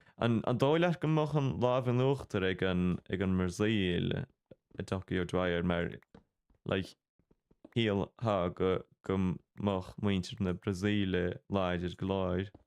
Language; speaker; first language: Irish; non-native, local second language; English